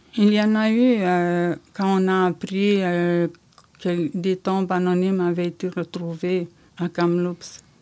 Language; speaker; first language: French; non-native, local second language; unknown